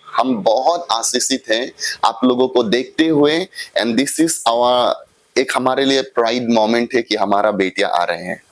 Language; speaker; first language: Hindi; non-native, local second language; Assamese